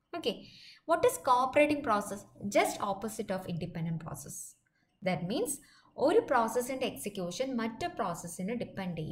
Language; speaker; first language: English; non-native, local second language; Malayalam